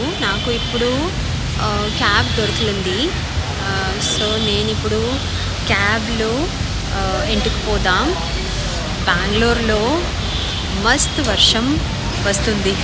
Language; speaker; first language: Telugu; non-native, learner; Kannada